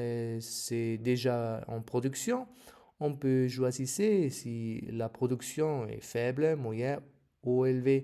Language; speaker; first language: French; non-native, learner; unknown